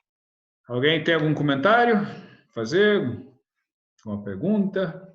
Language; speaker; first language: Portuguese; native; Portuguese